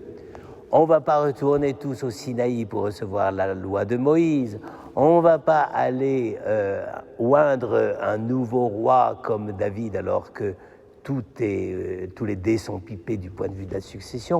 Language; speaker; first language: French; native; French